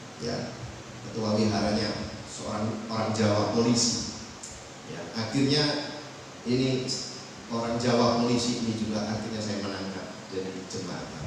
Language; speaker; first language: Indonesian; non-native, local second language; Javanese